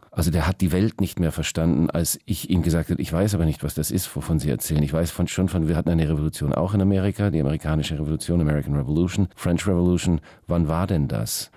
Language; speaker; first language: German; early bilingual, heritage; German